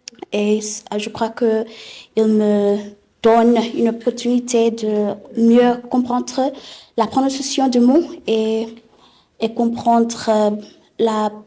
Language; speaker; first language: French; non-native, fluent; Southern Sotho